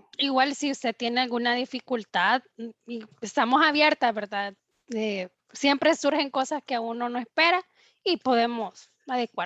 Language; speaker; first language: Spanish; native; Spanish